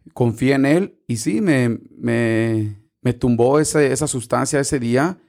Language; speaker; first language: Spanish; early bilingual, heritage; Spanish